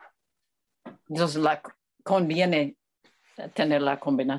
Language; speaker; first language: Spanish; non-native, fluent; English